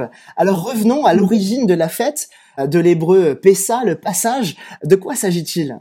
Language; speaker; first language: French; native; French